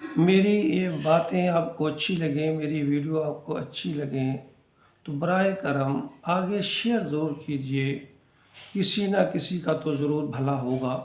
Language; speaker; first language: Urdu; non-native, local second language; Punjabi